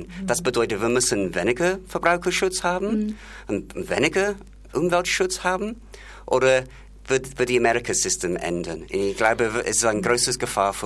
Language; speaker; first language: German; non-native, learner; English